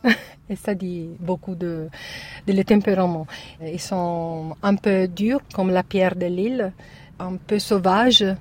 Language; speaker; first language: French; non-native, learner; Italian